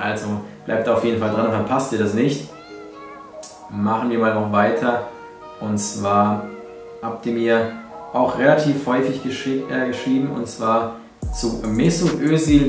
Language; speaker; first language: German; native; German